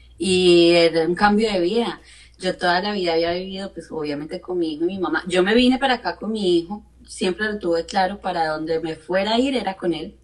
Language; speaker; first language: Spanish; native; Spanish